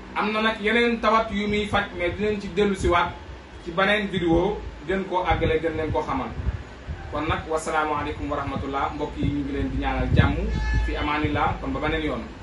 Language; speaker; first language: Wolof; native; Wolof